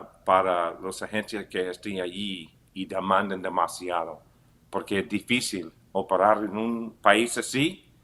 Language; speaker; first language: Spanish; non-native, fluent; English